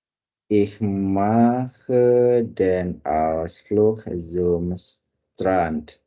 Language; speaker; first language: German; non-native, learner; Indonesian